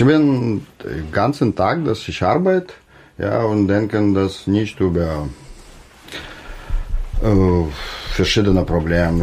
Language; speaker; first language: German; non-native, learner; Russian